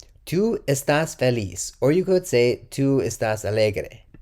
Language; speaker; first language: Spanish; non-native, learner; English